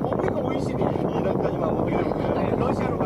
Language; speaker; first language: Korean; native; Korean